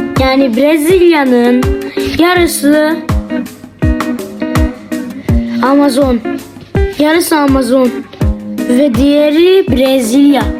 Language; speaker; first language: Turkish; non-native, learner; Arabic